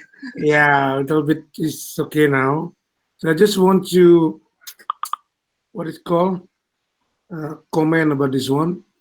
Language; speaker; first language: English; non-native, learner; Indonesian